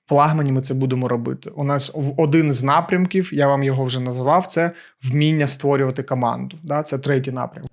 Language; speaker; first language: Ukrainian; non-native, local second language; Russian